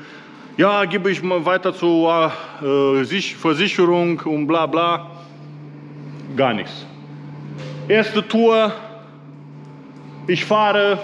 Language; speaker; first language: German; non-native, learner; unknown